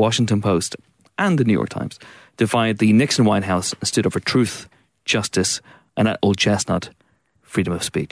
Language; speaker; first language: English; native; English